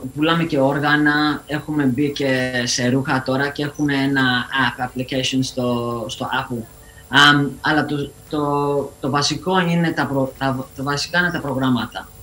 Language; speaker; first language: Greek; early bilingual, other home language; English